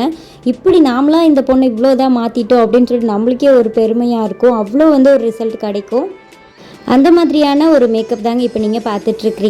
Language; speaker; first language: Tamil; native; Tamil